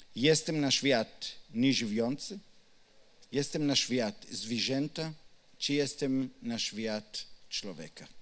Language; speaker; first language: Polish; non-native, learner; Hebrew